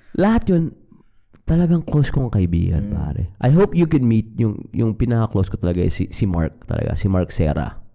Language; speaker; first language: Filipino; native; Filipino